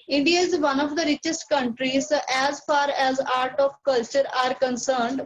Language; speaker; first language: English; non-native, local second language; Punjabi